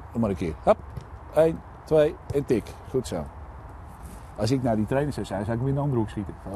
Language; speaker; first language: Dutch; native; Dutch